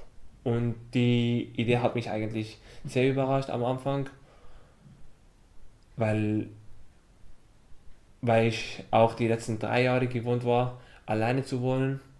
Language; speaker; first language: German; early bilingual, other home language; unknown